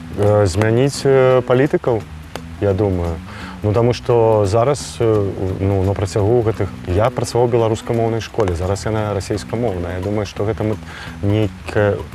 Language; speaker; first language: Belarusian; non-native, local second language; Russian